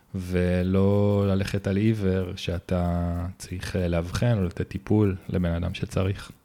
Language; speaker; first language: Hebrew; native; Hebrew